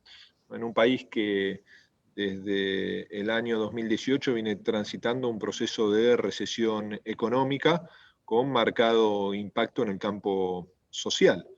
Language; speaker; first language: Spanish; native; Spanish